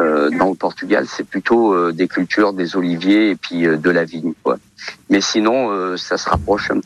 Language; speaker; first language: French; early bilingual, other home language; Portuguese